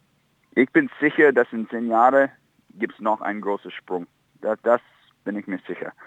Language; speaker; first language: German; non-native, fluent; English